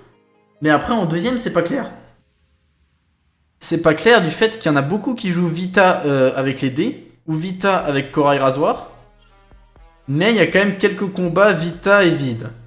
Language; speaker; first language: French; native; French